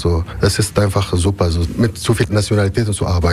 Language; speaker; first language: German; non-native, fluent; Arabic